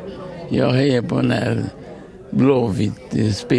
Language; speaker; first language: Swedish; early bilingual, other home language; Portuguese